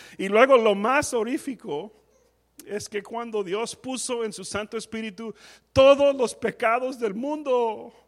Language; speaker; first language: Spanish; non-native, fluent; English